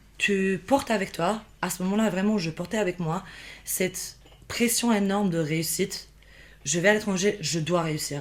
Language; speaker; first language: French; non-native, fluent; Albanian